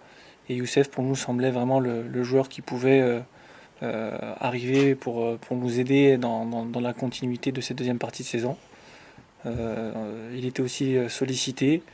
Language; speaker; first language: French; native; French